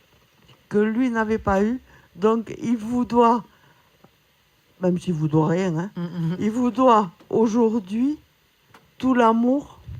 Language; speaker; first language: French; native; French